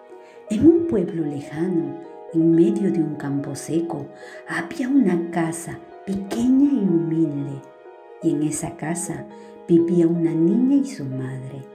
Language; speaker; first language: Spanish; native; Spanish